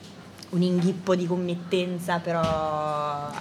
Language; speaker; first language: Italian; native; Italian